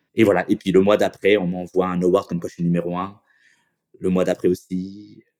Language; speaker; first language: French; native; French